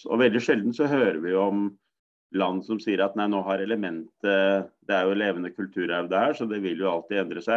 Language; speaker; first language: Norwegian; native; Norwegian